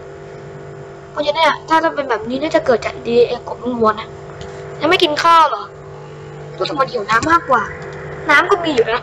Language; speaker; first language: Thai; native; Thai